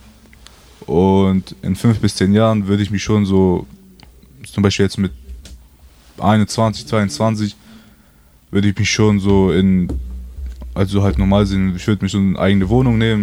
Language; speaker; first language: German; early bilingual, other home language; Albanian